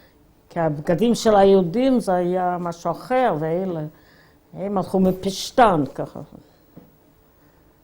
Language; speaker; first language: Hebrew; non-native, fluent; Yiddish